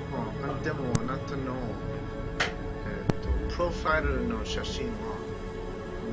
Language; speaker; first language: Japanese; non-native, learner; English